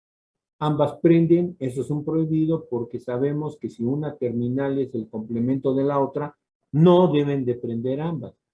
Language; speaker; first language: Spanish; native; Spanish